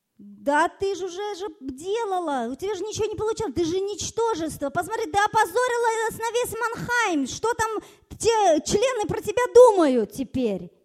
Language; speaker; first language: Russian; early bilingual, other home language; German